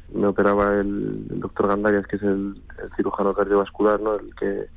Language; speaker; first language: Spanish; native; Spanish